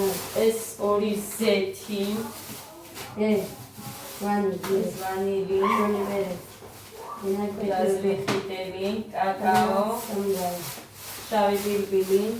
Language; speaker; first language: Georgian; native; Georgian